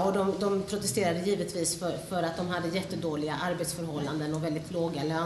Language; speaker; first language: Swedish; early bilingual, other home language; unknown